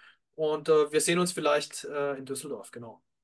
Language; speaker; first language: German; native; German